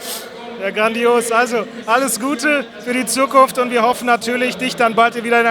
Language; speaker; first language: German; native; German